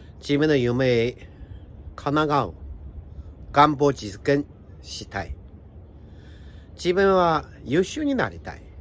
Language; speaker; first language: Japanese; non-native, fluent; Chinese